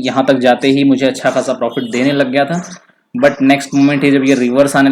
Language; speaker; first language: Hindi; native; Hindi